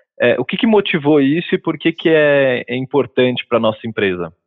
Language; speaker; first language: Portuguese; native; Portuguese